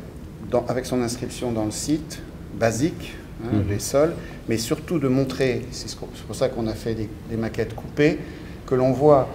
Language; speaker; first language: French; native; French